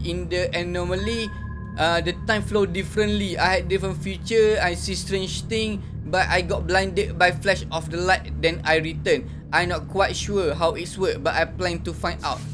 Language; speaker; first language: English; non-native, local second language; Malay